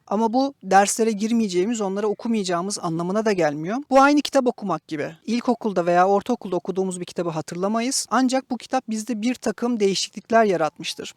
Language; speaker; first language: Turkish; native; Turkish